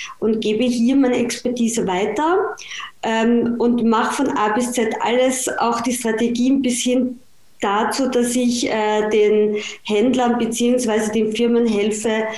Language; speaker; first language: German; native; German